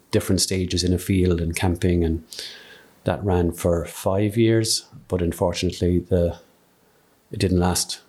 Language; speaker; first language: English; native; English